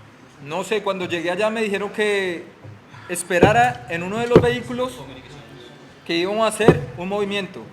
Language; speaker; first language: Spanish; native; Spanish